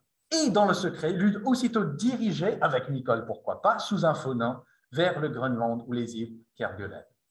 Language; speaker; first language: French; non-native, fluent; English